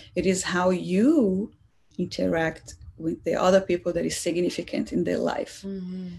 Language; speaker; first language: English; non-native, fluent; Portuguese